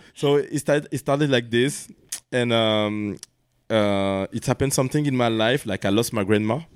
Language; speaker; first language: English; non-native, learner; French